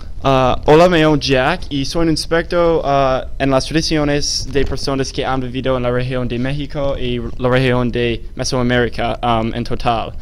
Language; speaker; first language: Spanish; non-native, learner; English